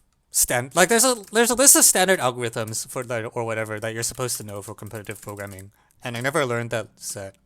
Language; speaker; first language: English; native; English